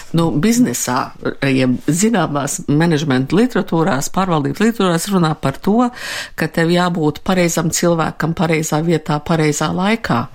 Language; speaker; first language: Latvian; early bilingual, heritage; Latvian